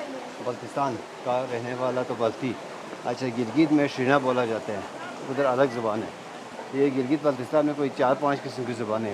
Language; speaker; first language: Hindi; non-native, local second language; Balti